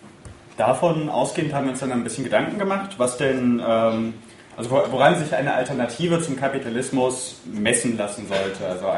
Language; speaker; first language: German; native; German